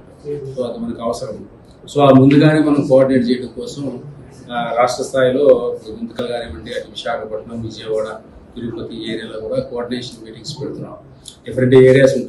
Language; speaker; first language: Telugu; native; Telugu